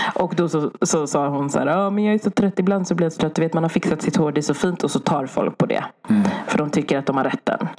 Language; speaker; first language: Swedish; early bilingual, other home language; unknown